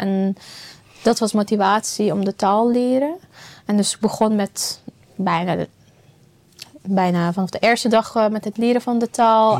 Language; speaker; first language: Dutch; non-native, fluent; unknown